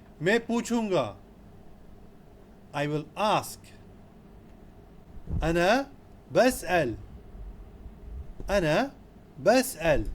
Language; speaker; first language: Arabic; non-native, fluent; Urdu